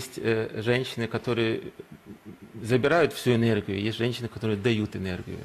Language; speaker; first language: Russian; early bilingual, heritage; Russian